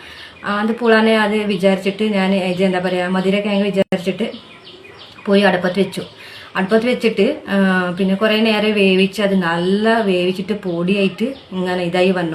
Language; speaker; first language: Malayalam; non-native, local second language; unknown